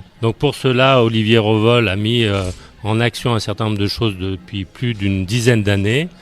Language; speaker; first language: French; native; French